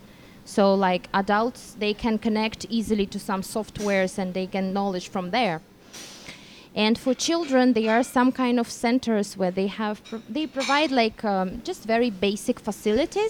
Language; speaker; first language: English; non-native, fluent; Russian